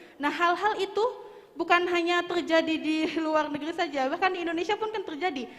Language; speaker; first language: Indonesian; native; Indonesian